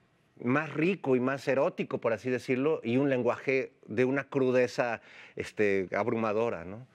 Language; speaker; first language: Spanish; native; Spanish